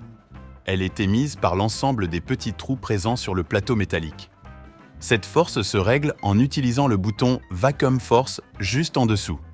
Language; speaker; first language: French; native; French